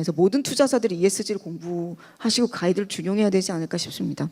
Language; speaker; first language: Korean; native; Korean